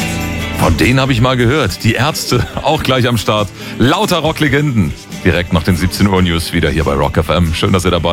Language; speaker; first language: German; native; German